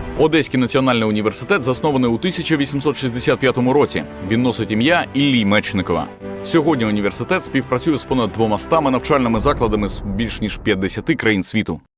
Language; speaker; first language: Ukrainian; native; Ukrainian